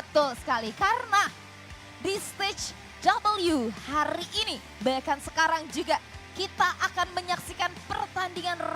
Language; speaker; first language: Indonesian; native; Indonesian